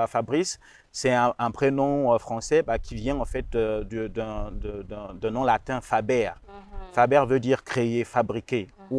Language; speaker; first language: French; non-native, local second language; Rundi